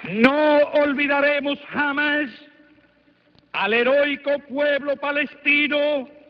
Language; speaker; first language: Spanish; native; Spanish